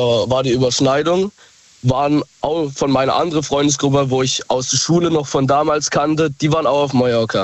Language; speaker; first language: German; native; German